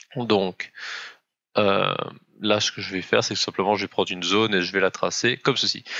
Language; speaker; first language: French; native; French